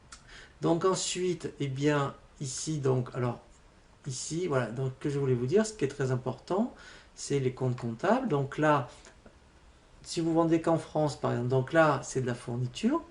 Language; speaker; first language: French; native; French